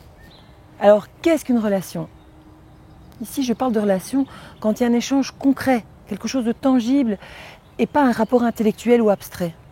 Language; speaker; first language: French; native; French